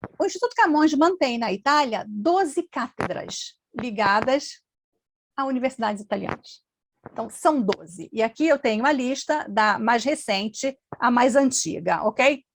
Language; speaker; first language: Portuguese; native; Portuguese